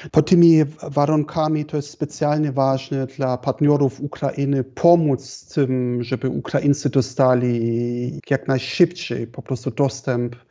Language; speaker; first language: Polish; non-native, fluent; German